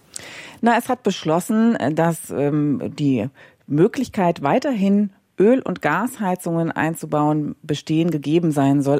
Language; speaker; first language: German; native; German